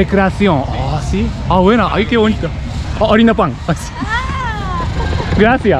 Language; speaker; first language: Spanish; non-native, learner; Japanese